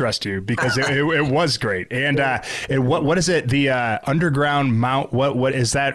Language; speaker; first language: English; native; English